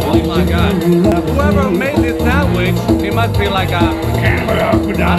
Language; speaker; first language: English; non-native, learner; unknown